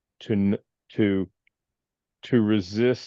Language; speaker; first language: English; native; English